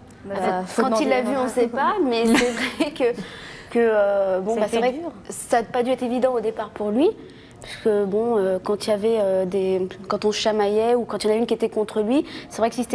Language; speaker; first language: French; native; French